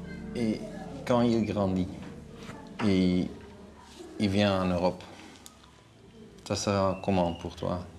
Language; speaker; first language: French; non-native, learner; Dutch